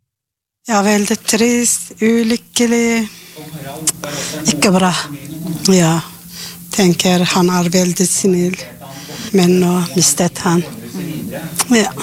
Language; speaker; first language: Norwegian; non-native, learner; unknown